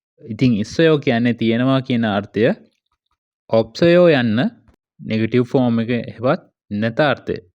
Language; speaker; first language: Sinhala; native; Sinhala